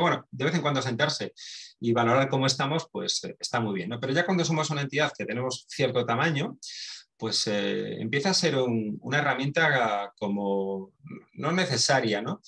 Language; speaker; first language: Spanish; native; Spanish